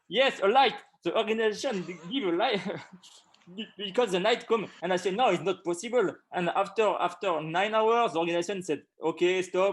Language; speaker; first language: English; non-native, learner; French